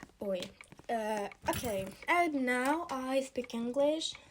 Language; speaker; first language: English; non-native, learner; Ukrainian